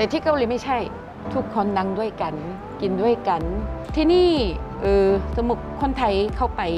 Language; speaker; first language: Thai; non-native, learner; Korean